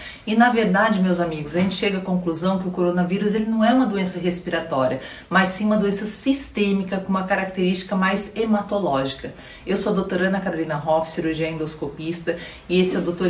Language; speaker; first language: Portuguese; native; Portuguese